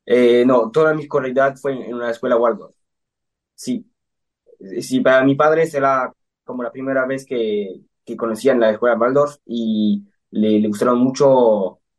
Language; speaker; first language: Spanish; early bilingual, heritage; Spanish